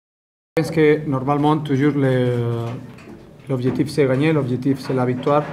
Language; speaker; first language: French; non-native, fluent; Spanish